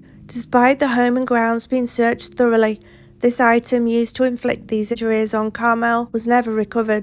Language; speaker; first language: English; native; English